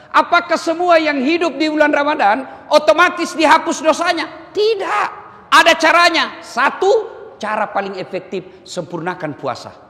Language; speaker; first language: Indonesian; native; Indonesian